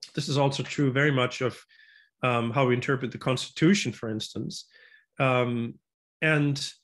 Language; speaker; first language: English; non-native, fluent; German